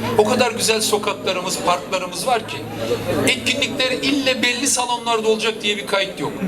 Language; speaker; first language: Turkish; native; Turkish